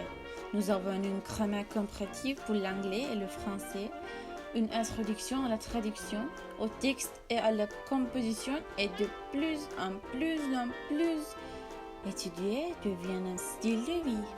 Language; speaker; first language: French; non-native, learner; Turkish